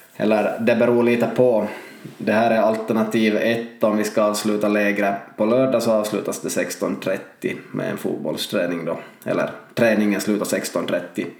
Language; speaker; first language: Swedish; native; Swedish